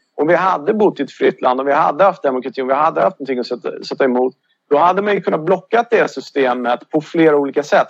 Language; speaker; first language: Swedish; native; Swedish